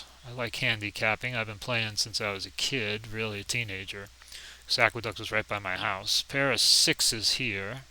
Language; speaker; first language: English; native; English